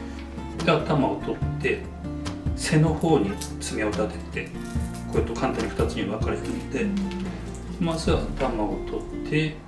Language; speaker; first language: Japanese; native; Japanese